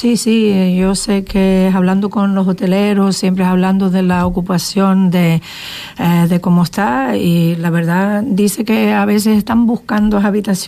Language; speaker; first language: Spanish; non-native, fluent; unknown